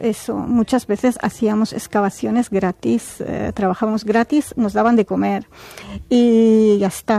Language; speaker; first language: Spanish; non-native, fluent; Arabic